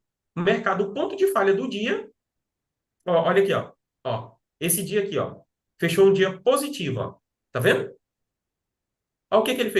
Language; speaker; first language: Portuguese; native; Portuguese